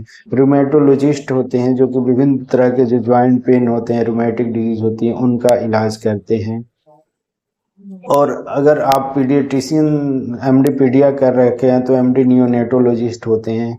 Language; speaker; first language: Hindi; native; Hindi